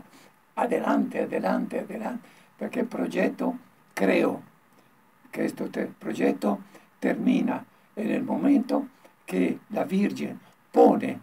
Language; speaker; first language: Spanish; non-native, learner; Italian